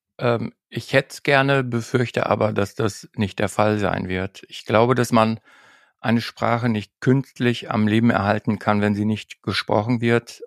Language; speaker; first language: German; native; German